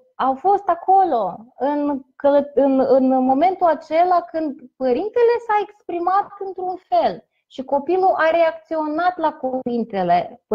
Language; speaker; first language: Romanian; non-native, fluent; Russian